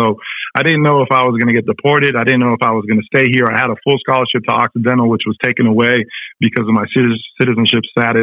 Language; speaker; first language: English; early bilingual, other home language; Spanish